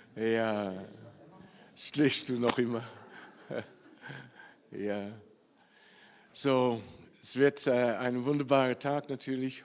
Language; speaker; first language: German; non-native, learner; Dutch